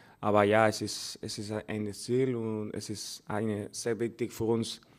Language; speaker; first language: German; non-native, learner; Spanish